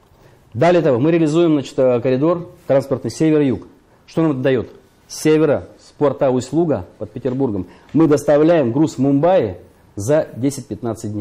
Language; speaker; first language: Russian; native; Russian